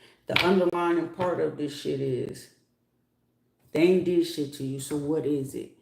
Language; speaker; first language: English; native; English